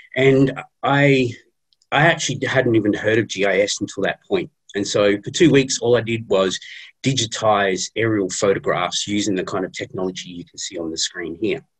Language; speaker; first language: English; native; English